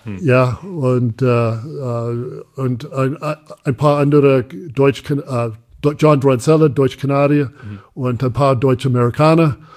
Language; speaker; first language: German; early bilingual, heritage; English